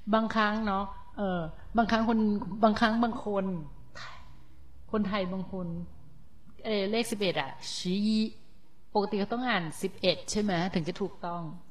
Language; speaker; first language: Thai; native; Thai